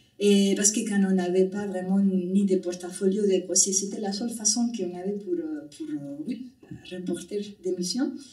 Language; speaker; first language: French; non-native, fluent; Spanish